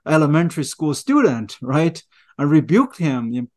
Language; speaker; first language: English; non-native, fluent; Chinese